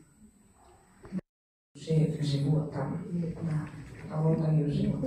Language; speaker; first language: Russian; non-native, learner; Spanish